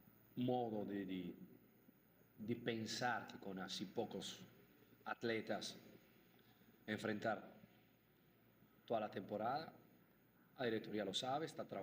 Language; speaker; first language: Portuguese; non-native, fluent; Spanish